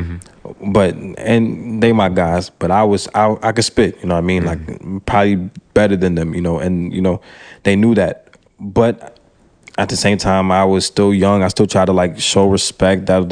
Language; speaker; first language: English; early bilingual, other home language; French